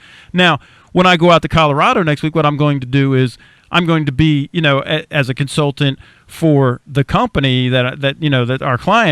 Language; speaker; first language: English; native; English